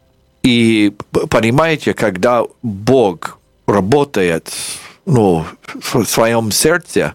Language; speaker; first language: Russian; non-native, fluent; English